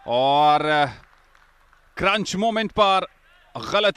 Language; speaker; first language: Hindi; native; Hindi